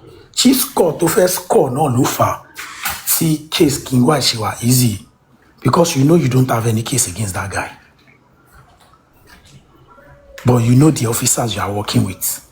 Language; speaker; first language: English; non-native, local second language; Yoruba